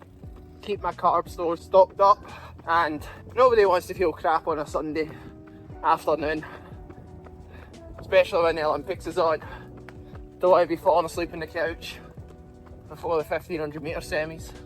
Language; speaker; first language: English; native; English